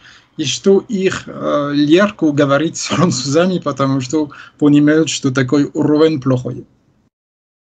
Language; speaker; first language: Russian; non-native, fluent; French